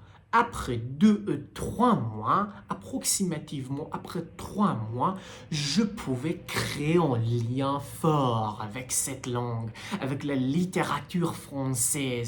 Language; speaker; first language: French; non-native, learner; Persian